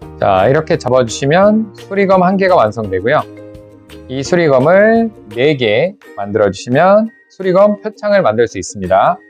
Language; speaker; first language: Korean; native; Korean